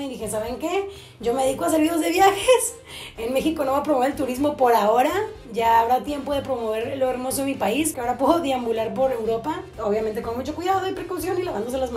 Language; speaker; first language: Spanish; native; Spanish